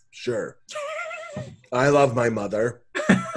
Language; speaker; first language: English; native; English